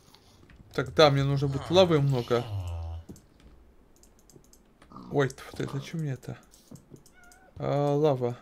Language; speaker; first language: Russian; native; Russian